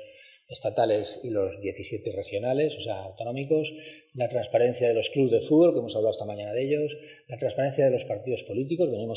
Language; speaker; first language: Spanish; native; Spanish